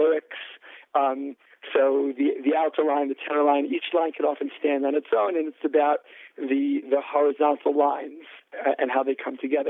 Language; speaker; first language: English; native; English